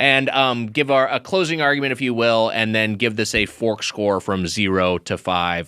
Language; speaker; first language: English; native; English